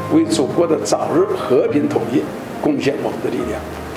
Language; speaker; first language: Chinese; native; Chinese